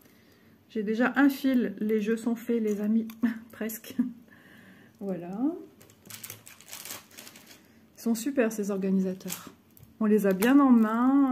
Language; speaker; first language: French; native; French